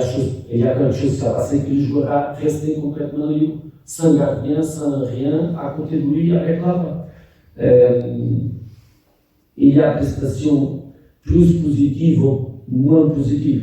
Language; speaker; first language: French; non-native, fluent; Portuguese